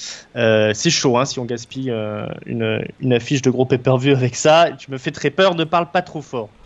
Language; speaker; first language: French; native; French